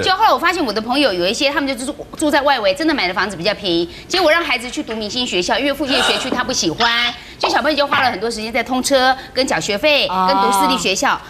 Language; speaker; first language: Chinese; native; Chinese